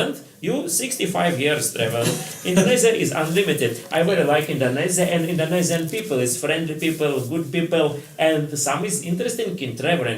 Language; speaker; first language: English; non-native, learner; Russian